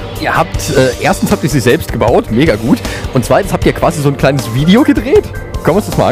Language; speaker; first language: German; native; German